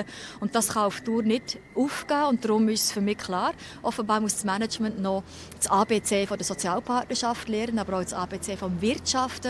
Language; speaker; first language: German; native; German